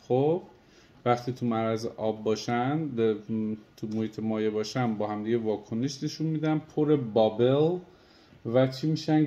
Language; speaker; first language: Persian; native; Persian